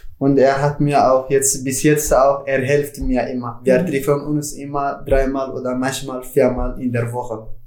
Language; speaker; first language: German; non-native, learner; Tigrinya